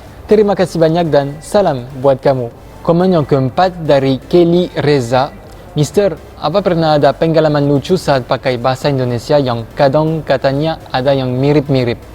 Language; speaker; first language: Indonesian; non-native, fluent; French